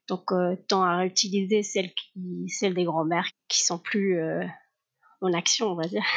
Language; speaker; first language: French; non-native, fluent; Spanish